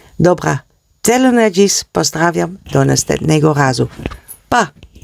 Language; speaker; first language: Polish; non-native, learner; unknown